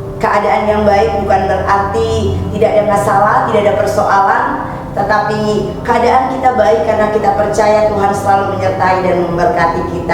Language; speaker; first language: Indonesian; native; Indonesian